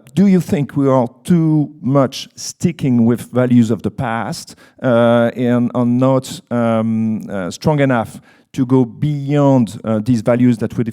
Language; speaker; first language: English; non-native, fluent; French